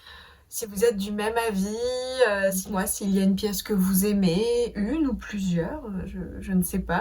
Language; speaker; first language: French; native; French